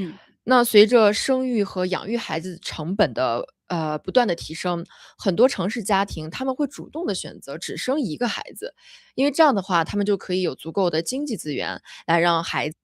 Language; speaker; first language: Chinese; native; Chinese